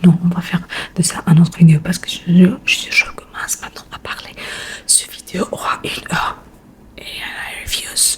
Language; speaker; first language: French; non-native, learner; Spanish